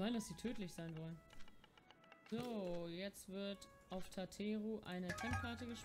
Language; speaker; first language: German; native; German